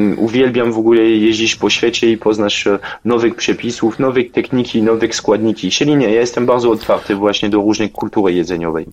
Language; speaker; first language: Polish; non-native, fluent; French